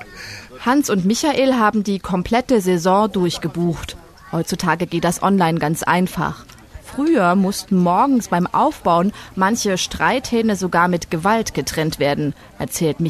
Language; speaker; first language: German; native; German